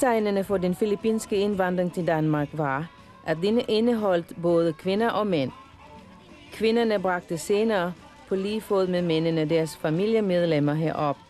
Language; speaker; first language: Danish; non-native, fluent; Filipino